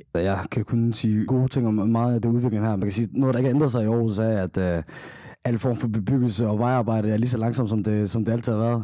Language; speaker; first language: Danish; early bilingual, other home language; Somali